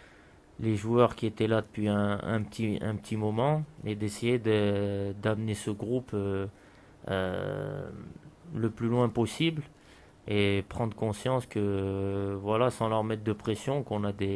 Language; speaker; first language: French; native; French